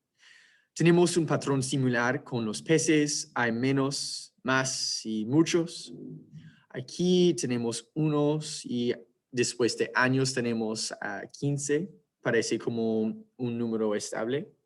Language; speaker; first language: Spanish; non-native, fluent; English